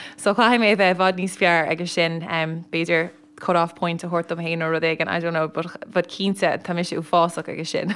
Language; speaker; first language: Irish; non-native, local second language; English